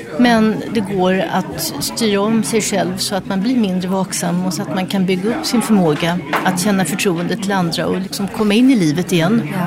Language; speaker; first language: Swedish; native; Swedish